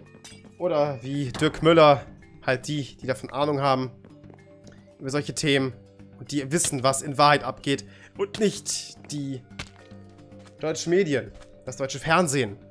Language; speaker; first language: German; native; German